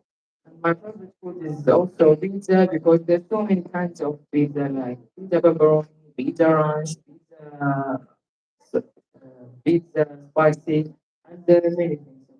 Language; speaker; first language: English; non-native, learner; Arabic